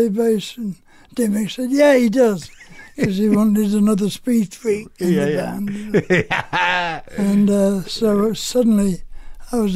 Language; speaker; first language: English; native; English